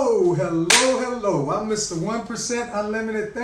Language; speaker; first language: English; native; English